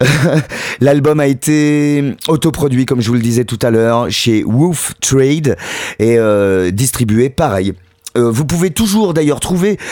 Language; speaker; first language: French; native; French